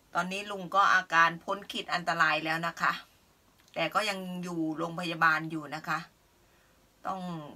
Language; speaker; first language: Thai; native; Thai